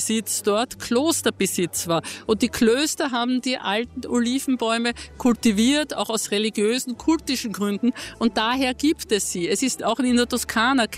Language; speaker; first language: German; native; German